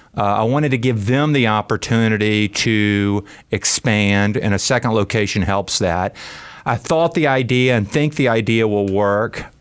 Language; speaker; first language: English; native; English